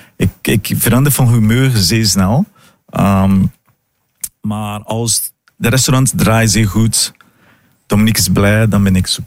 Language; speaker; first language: Dutch; non-native, fluent; Portuguese